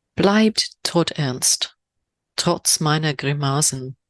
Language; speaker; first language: German; non-native, fluent; English